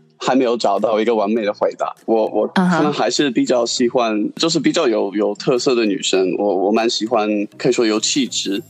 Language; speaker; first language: Chinese; non-native, fluent; English